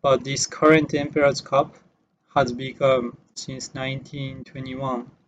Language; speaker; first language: English; non-native, learner; Japanese